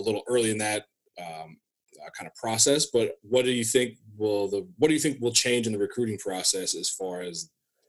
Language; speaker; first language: English; native; English